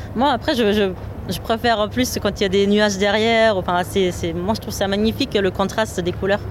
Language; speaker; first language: French; non-native, fluent; German